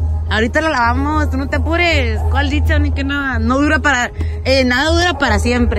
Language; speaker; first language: Spanish; early bilingual, heritage; Spanish